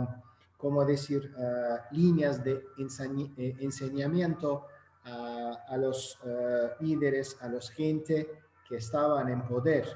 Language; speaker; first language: Spanish; non-native, learner; Azerbaijani